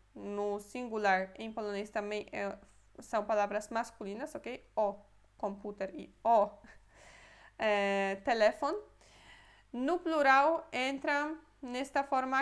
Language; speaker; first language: Portuguese; non-native, fluent; Polish